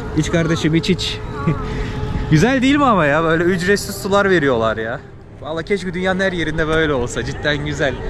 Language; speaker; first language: Turkish; native; Turkish